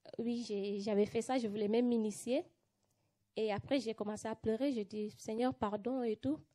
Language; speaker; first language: French; non-native, local second language; Wolof